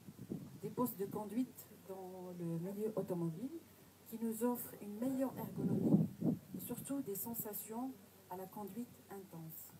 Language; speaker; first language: French; non-native, local second language; Arabic